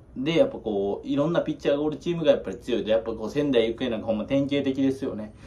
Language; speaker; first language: Japanese; native; Japanese